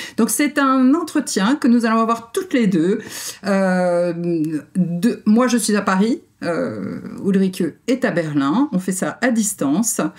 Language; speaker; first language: French; native; French